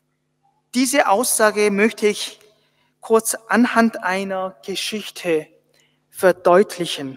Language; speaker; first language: German; non-native, fluent; Korean